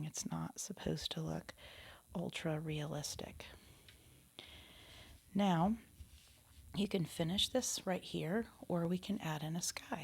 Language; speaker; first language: English; native; English